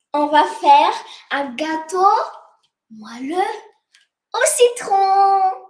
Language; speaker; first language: French; non-native, fluent; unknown